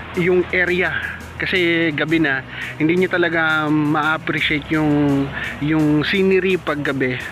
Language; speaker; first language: Filipino; non-native, local second language; Bikol